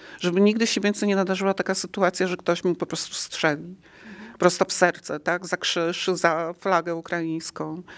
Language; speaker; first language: Polish; native; Polish